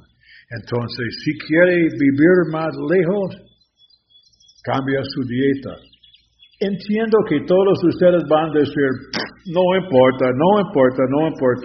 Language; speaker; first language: Spanish; non-native, learner; English